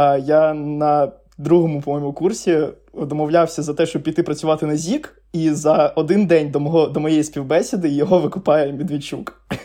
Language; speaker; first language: Ukrainian; non-native, local second language; Russian